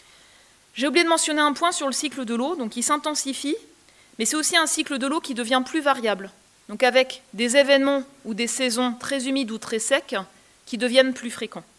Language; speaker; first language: French; native; French